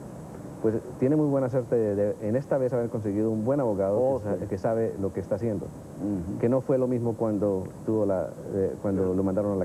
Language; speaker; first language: Spanish; native; Spanish